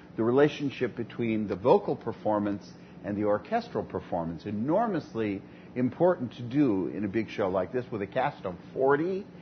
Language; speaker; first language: English; native; English